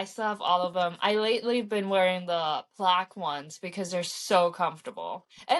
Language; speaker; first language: English; early bilingual, heritage; English